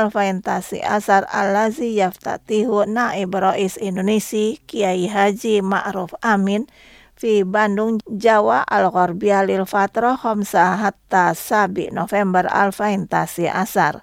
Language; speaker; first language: Arabic; non-native, fluent; Indonesian